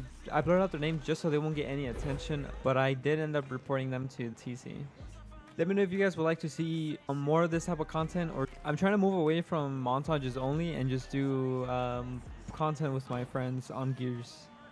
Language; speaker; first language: English; early bilingual, other home language; Spanish